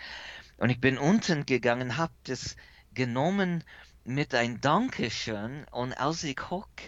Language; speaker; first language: German; early bilingual, heritage; English